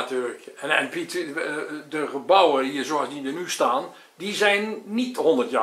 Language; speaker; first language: Dutch; native; Dutch